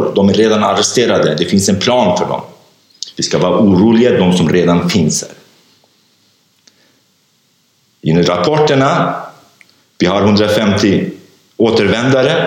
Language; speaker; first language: Swedish; non-native, fluent; Kurdish